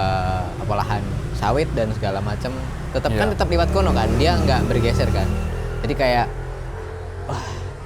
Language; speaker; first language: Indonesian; non-native, local second language; Javanese